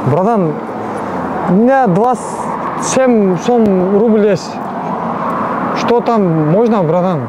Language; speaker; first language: Russian; non-native, learner; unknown